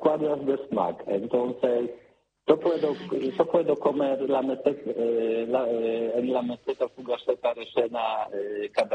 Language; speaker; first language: Spanish; non-native, learner; Polish